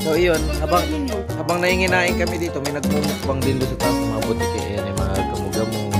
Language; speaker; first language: Filipino; non-native, local second language; Hiligaynon